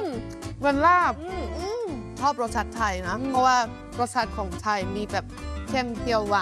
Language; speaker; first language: Thai; non-native, fluent; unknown